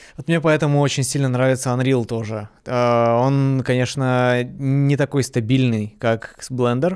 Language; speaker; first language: Russian; native; Russian